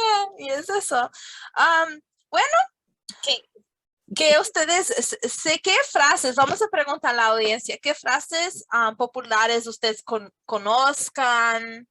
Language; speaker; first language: Spanish; non-native, fluent; English